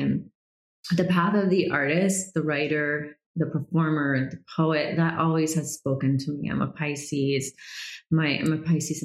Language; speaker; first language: English; native; English